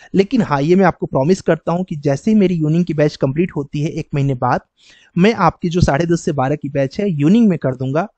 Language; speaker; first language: Hindi; native; Hindi